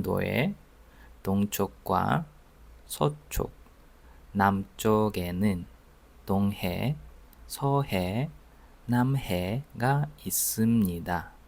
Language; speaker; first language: Korean; non-native, fluent; Russian